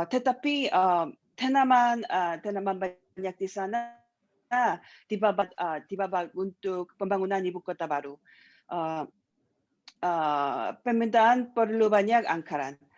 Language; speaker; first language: Indonesian; non-native, learner; Korean